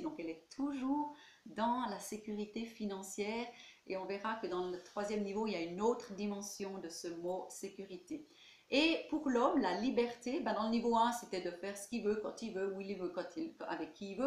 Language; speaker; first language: French; native; French